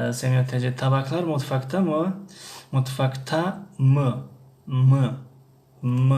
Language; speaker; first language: Turkish; non-native, fluent; Tajik